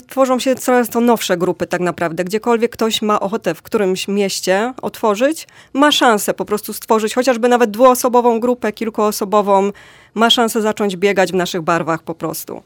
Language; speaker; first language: Polish; native; Polish